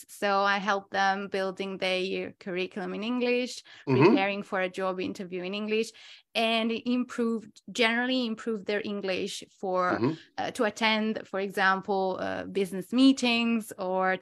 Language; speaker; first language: English; non-native, fluent; Italian